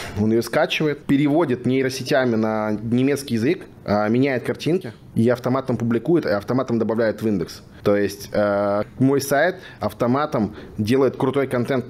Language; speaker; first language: Russian; native; Russian